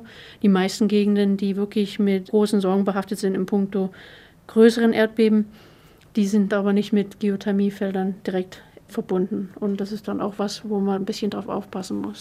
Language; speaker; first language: German; native; German